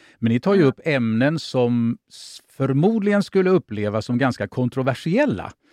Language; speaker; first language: Swedish; native; Swedish